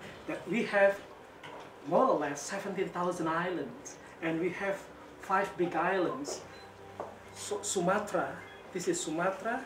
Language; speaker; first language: English; non-native, fluent; Indonesian